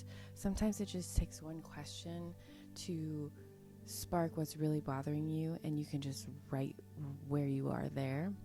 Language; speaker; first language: English; native; English